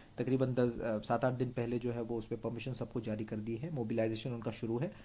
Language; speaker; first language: Hindi; non-native, local second language; Marathi